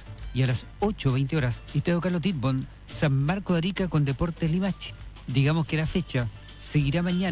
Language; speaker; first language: Spanish; native; Spanish